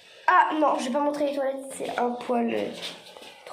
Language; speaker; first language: French; native; French